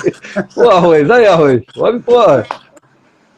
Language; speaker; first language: Portuguese; native; Portuguese